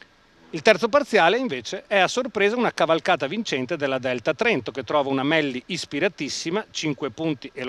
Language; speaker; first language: Italian; native; Italian